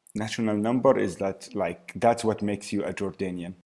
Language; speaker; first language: English; early bilingual, other home language; Arabic